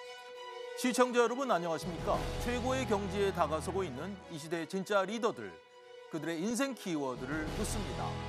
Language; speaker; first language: Korean; native; Korean